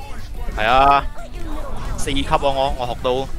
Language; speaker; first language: Chinese; native; Chinese